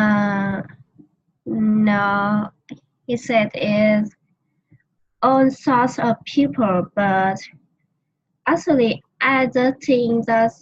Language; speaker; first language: English; non-native, learner; Vietnamese